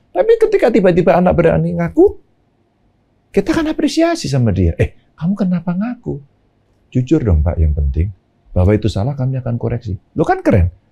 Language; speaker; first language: Indonesian; non-native, local second language; Javanese